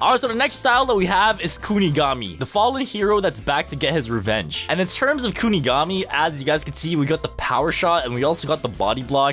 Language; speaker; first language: English; native; English